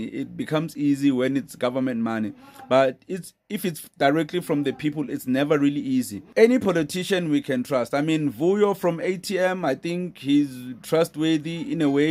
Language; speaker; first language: English; non-native, local second language; Zulu